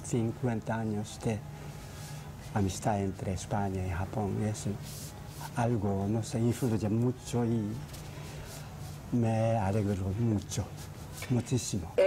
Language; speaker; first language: Spanish; non-native, fluent; Japanese